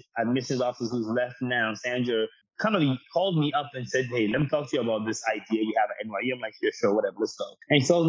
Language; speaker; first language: English; non-native, local second language; Akan